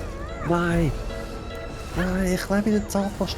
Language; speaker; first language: German; native; German